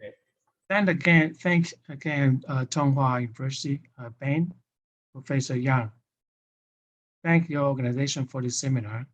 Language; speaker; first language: English; non-native, fluent; Chinese